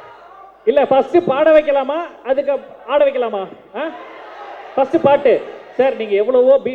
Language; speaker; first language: Tamil; native; Tamil